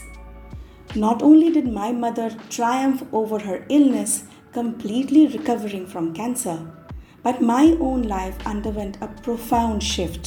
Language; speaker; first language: English; non-native, local second language; Bangla